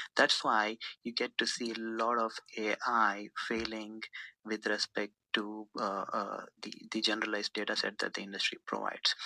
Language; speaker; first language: English; non-native, local second language; Telugu